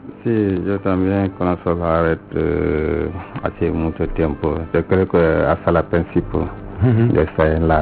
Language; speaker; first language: Spanish; non-native, learner; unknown